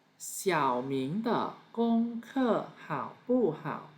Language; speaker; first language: Chinese; non-native, fluent; Thai